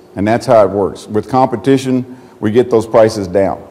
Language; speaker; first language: English; native; English